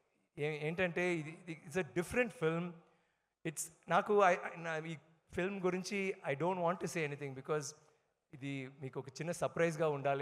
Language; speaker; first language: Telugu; non-native, learner; Tamil